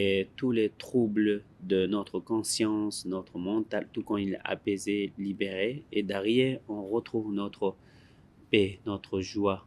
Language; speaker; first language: French; non-native, learner; Tibetan